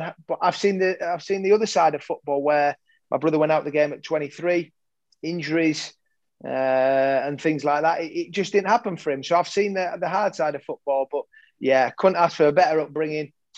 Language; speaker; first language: English; native; English